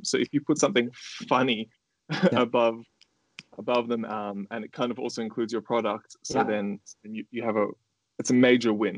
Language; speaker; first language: English; native; English